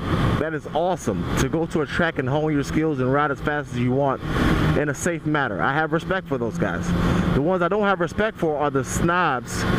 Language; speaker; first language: English; native; English